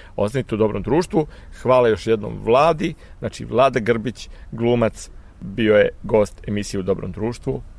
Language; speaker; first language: Serbian; native; Serbian